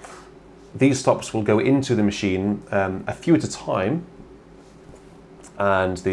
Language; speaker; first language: English; native; English